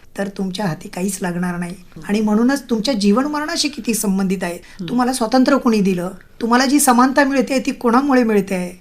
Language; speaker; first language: Marathi; native; Marathi